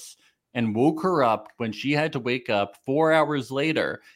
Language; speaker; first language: English; native; English